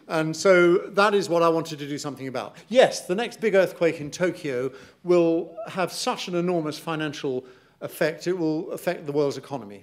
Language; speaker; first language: English; native; English